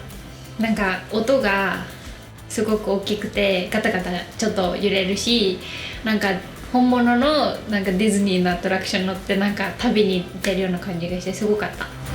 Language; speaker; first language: Japanese; native; Japanese